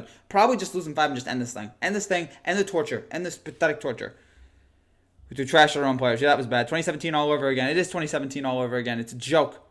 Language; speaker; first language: English; native; English